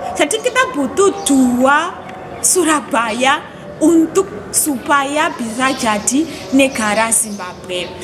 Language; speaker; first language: Indonesian; non-native, fluent; Shona